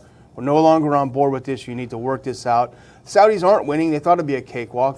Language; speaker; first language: English; native; English